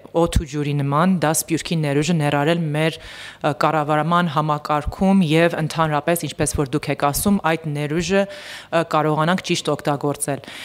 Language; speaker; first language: Armenian; early bilingual, heritage; Armenian